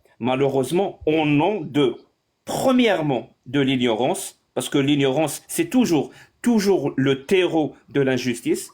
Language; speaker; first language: French; non-native, local second language; Arabic